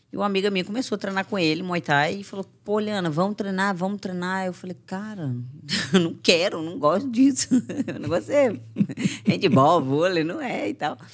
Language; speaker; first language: Portuguese; native; Portuguese